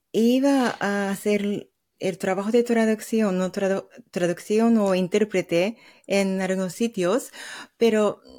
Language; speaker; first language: Spanish; non-native, fluent; Japanese